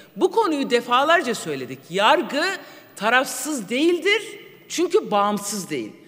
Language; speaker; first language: Turkish; non-native, local second language; Kurdish